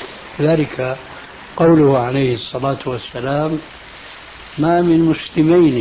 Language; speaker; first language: Arabic; native; Arabic